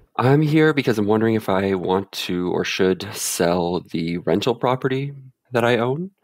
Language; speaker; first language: English; native; English